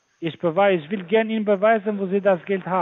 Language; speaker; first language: German; non-native, fluent; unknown